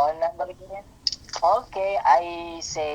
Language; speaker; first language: English; non-native, learner; Indonesian